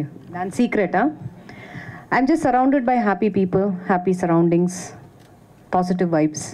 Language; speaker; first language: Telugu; non-native, fluent; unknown